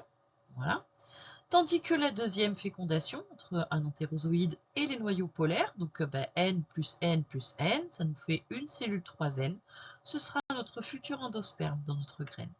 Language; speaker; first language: French; native; French